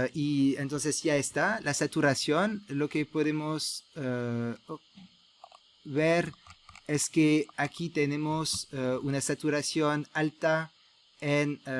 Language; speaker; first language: Spanish; non-native, fluent; French